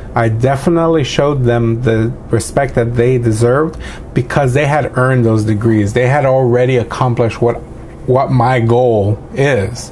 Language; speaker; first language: English; native; English